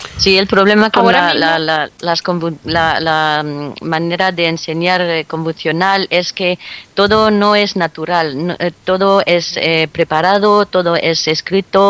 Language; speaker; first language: Spanish; non-native, fluent; French